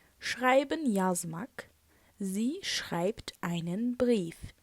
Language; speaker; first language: German; non-native, fluent; Turkish